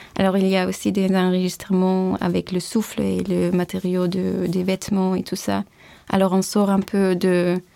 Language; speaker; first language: French; non-native, fluent; Turkish